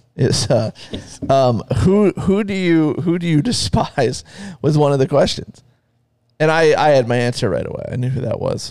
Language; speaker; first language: English; native; English